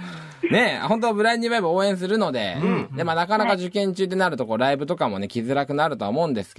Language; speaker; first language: Japanese; native; Japanese